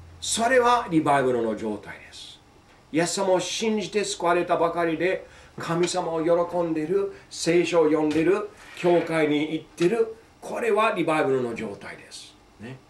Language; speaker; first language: Japanese; non-native, fluent; English